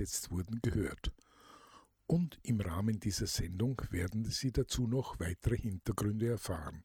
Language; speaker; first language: German; native; German